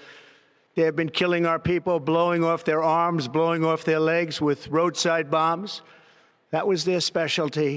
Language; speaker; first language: English; native; English